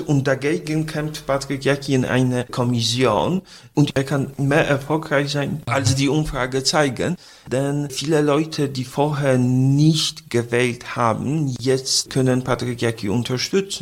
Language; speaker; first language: German; non-native, fluent; Polish